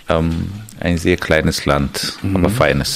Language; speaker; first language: German; non-native, fluent; Armenian